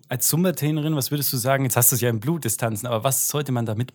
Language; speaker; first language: German; native; German